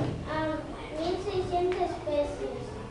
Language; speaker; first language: Catalan; non-native, local second language; Spanish